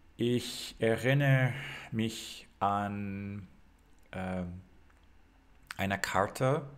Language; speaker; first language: German; non-native, learner; English